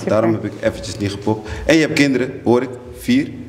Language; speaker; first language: Dutch; native; Dutch